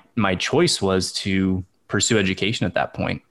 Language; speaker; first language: English; native; English